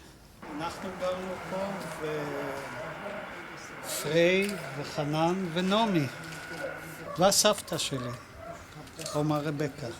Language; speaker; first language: Hebrew; non-native, fluent; Dutch